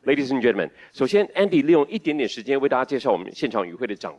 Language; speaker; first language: Chinese; native; Chinese